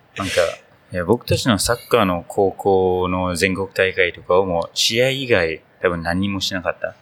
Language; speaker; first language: Japanese; non-native, fluent; English